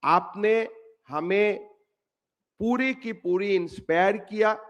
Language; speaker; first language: Hindi; non-native, local second language; Assamese